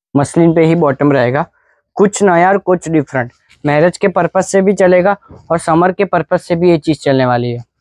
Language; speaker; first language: Hindi; non-native, local second language; Gujarati